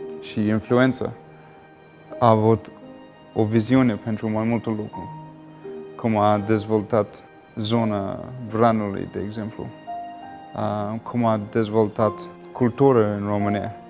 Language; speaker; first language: Romanian; non-native, fluent; English